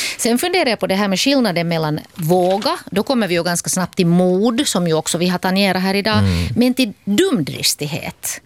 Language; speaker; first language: Swedish; native; Swedish